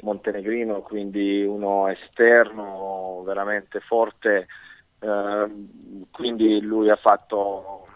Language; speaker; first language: Italian; non-native, fluent; Serbian